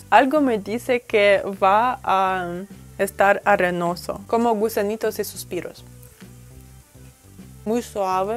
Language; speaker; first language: Spanish; non-native, fluent; Russian